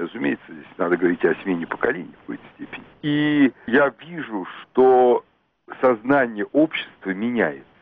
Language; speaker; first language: Russian; native; Russian